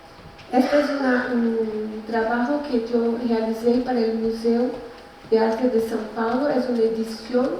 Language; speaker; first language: Spanish; non-native, learner; Portuguese